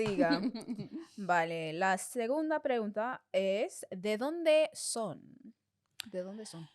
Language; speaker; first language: Spanish; non-native, fluent; English